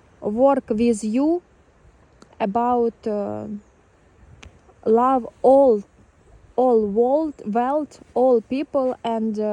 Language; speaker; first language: English; non-native, learner; Ukrainian